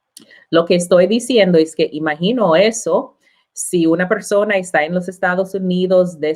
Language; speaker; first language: Spanish; non-native, learner; English